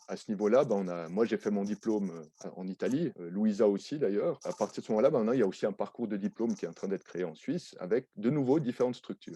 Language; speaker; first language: French; native; French